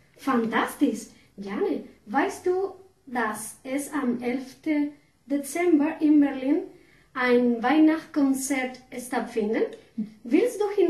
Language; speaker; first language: German; non-native, learner; Spanish